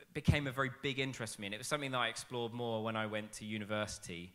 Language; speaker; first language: English; native; English